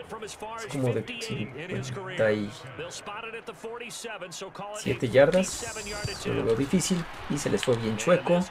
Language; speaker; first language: Spanish; native; Spanish